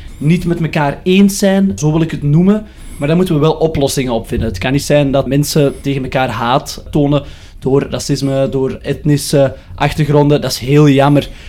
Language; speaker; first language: Dutch; non-native, local second language; Arabic